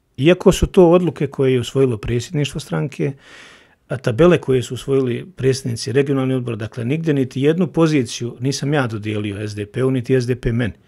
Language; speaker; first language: Bosnian; native; Bosnian